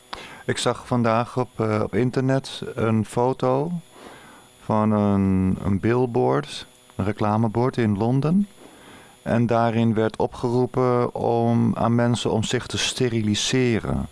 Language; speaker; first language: Dutch; native; Dutch